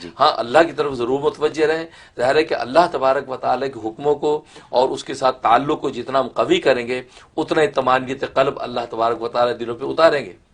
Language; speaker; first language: Urdu; native; Urdu